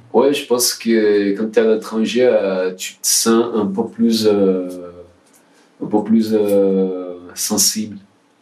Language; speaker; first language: French; non-native, learner; Portuguese